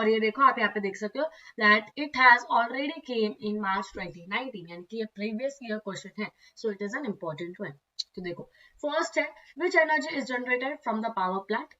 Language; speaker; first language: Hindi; non-native, local second language; Marathi